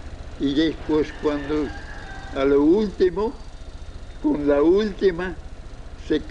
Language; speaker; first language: Spanish; non-native, fluent; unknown